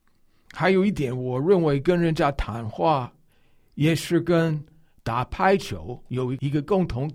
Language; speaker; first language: Chinese; non-native, fluent; English